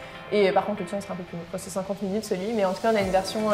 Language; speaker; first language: French; native; French